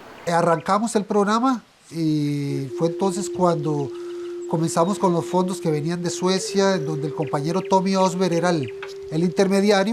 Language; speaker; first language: Spanish; native; Spanish